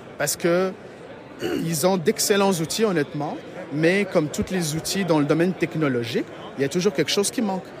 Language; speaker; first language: French; non-native, local second language; Arabic